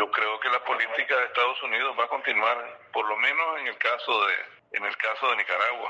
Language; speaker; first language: Spanish; native; Spanish